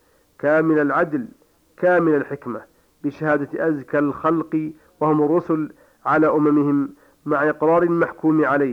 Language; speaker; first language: Arabic; native; Arabic